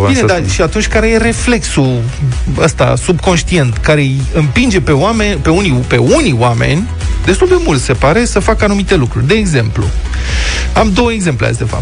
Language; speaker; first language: Romanian; native; Romanian